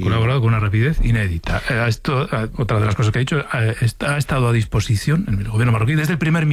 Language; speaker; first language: Spanish; native; Spanish